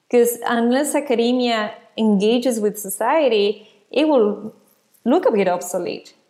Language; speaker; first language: English; non-native, fluent; Spanish